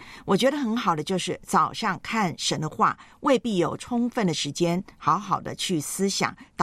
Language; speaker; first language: Chinese; native; Chinese